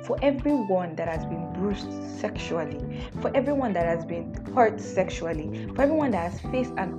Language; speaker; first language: English; non-native, local second language; Yoruba